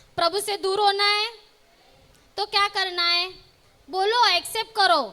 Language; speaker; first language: Hindi; non-native, local second language; Marathi